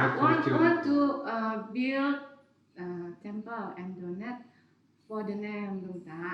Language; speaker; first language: English; non-native, learner; Indonesian